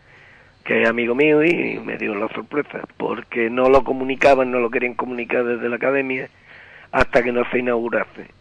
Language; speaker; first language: Spanish; native; Spanish